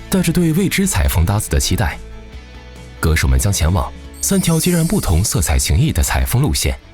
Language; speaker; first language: Chinese; native; Chinese